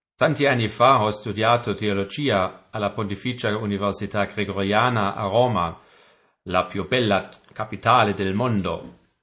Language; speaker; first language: Italian; non-native, learner; German